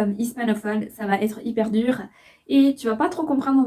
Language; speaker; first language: French; non-native, fluent; Spanish